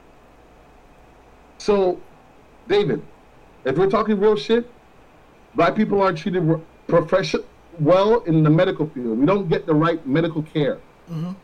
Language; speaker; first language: English; non-native, local second language; Jamaican Creole English